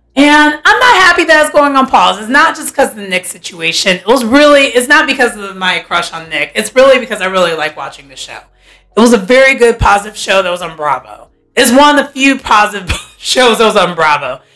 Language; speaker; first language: English; native; English